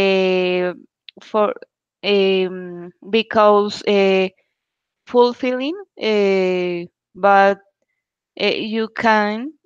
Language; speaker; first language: English; non-native, learner; Spanish